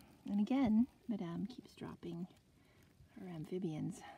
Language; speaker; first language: English; native; English